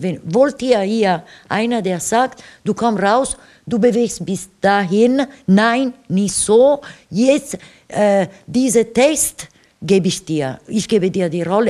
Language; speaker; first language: German; non-native, fluent; Italian